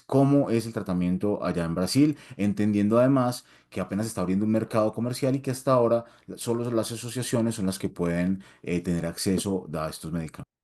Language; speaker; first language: Spanish; native; Spanish